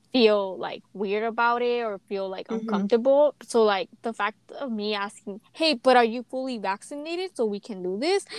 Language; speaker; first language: English; native; English